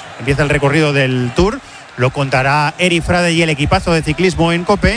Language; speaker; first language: Spanish; native; Spanish